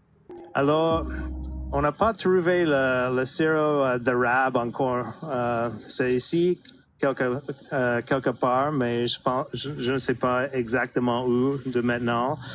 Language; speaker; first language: French; non-native, fluent; English